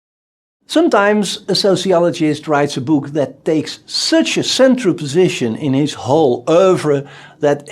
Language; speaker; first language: English; non-native, fluent; Dutch